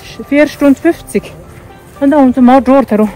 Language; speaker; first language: German; non-native, learner; Tibetan